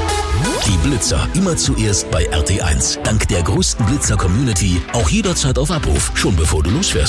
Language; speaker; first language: German; native; German